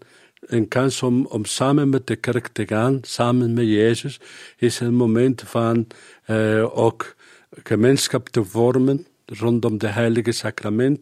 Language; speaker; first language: Dutch; non-native, learner; Spanish